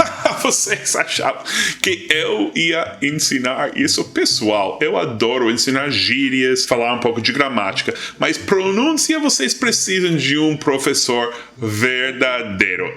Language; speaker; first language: Portuguese; non-native, fluent; English